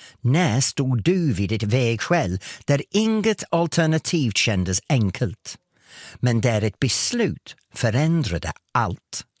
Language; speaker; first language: Swedish; non-native, fluent; English